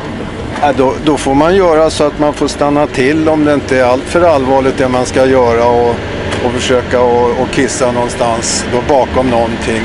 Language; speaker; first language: Swedish; native; Swedish